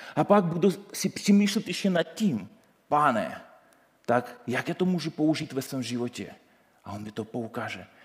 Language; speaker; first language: Czech; non-native, fluent; Ukrainian